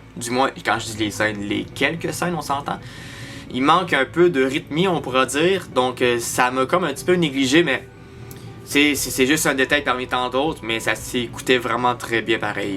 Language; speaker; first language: French; native; French